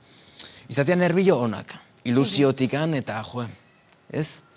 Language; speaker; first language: Basque; native; Basque